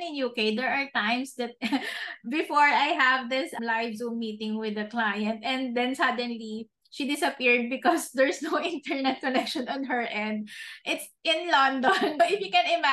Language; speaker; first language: English; non-native, local second language; Filipino